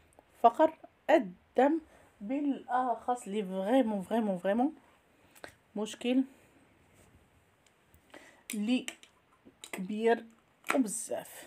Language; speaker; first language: Arabic; native; Arabic